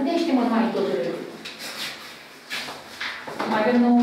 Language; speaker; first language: Romanian; native; Romanian